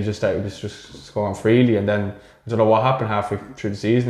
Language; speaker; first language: English; native; English